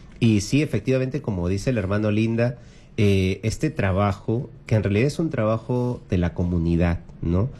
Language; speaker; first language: Spanish; native; Spanish